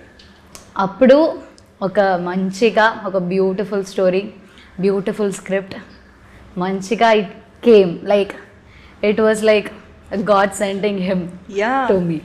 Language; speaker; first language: Telugu; non-native, learner; Malayalam